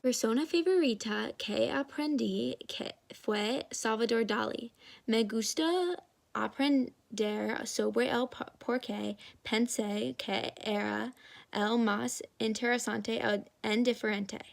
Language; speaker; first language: Spanish; non-native, learner; English